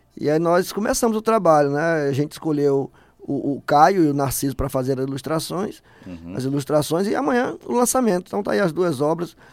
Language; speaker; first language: Portuguese; native; Portuguese